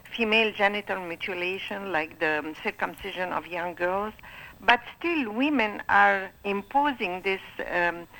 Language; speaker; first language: English; non-native, fluent; Arabic